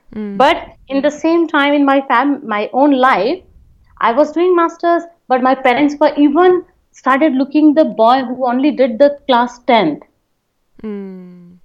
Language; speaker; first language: English; non-native, local second language; Hindi